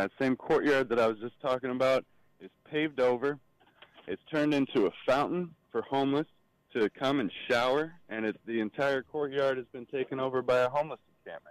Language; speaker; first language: English; native; English